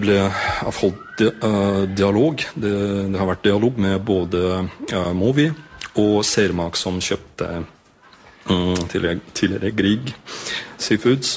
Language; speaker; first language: Norwegian; non-native, fluent; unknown